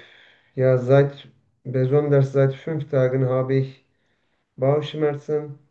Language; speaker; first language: German; non-native, learner; Turkish